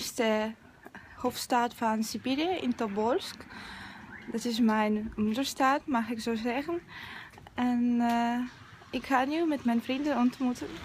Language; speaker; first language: Dutch; non-native, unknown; Russian